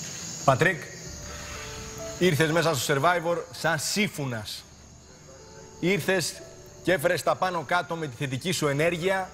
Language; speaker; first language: Greek; native; Greek